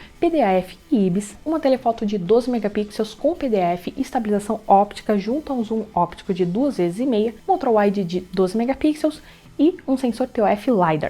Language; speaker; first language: Portuguese; native; Portuguese